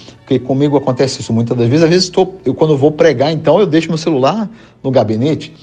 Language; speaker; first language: Portuguese; native; Portuguese